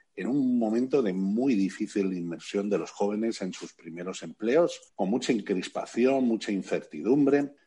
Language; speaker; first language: Spanish; native; Spanish